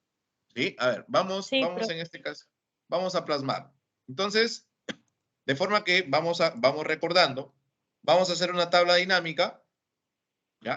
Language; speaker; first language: Spanish; native; Spanish